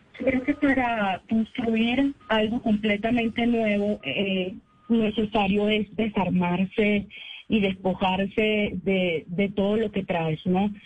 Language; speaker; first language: Spanish; native; Spanish